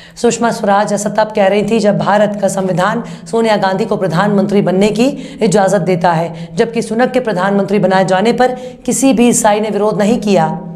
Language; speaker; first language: Hindi; native; Hindi